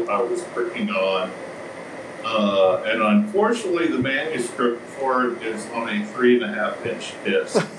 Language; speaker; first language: English; native; English